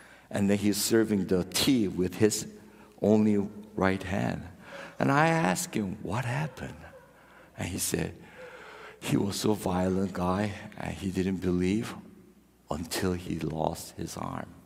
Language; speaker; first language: English; non-native, fluent; Korean